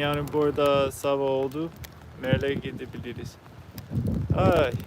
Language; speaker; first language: Turkish; non-native, learner; English